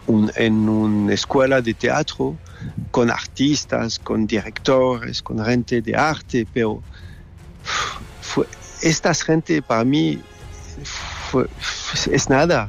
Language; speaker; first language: Spanish; non-native, learner; French